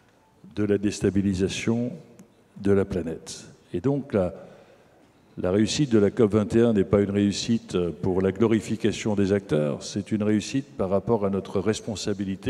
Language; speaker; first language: French; native; French